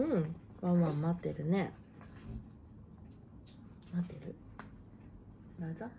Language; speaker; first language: Japanese; native; Japanese